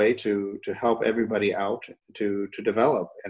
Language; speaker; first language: English; native; English